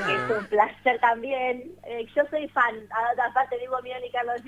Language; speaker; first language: Spanish; native; Spanish